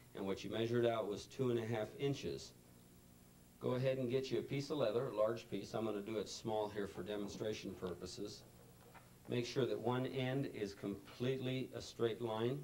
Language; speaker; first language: English; native; English